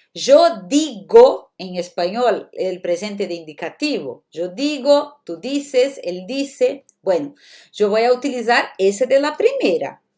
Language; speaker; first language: Spanish; non-native, fluent; Portuguese